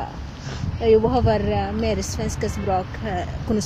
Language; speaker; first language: Swedish; non-native, learner; Arabic